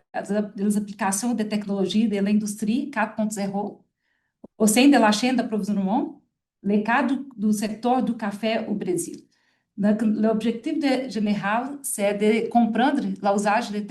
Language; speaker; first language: French; non-native, fluent; Portuguese